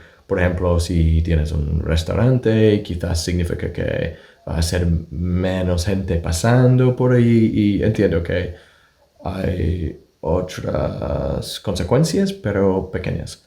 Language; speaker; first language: Spanish; non-native, fluent; English